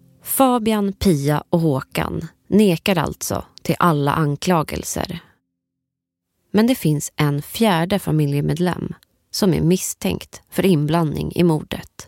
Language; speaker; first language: Swedish; native; Swedish